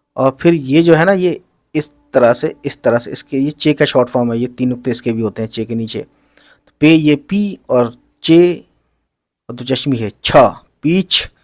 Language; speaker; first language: Hindi; native; Hindi